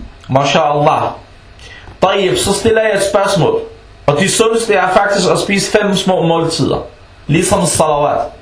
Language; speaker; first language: Danish; early bilingual, other home language; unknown